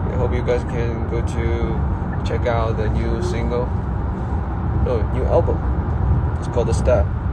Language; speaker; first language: English; non-native, fluent; Chinese